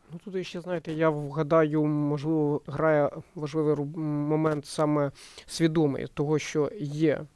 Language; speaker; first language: Ukrainian; native; Ukrainian